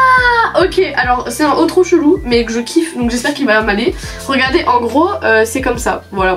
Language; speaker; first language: French; native; French